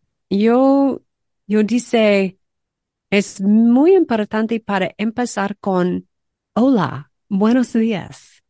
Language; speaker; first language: Spanish; non-native, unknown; English